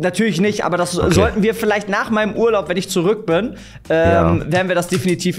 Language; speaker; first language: German; native; German